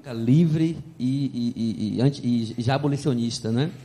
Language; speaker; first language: Portuguese; native; Portuguese